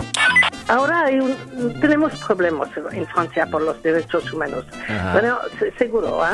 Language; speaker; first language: Spanish; non-native, learner; French